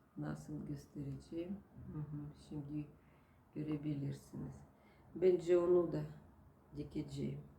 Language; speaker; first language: Turkish; non-native, learner; Russian